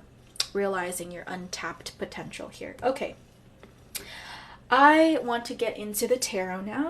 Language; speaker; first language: English; native; English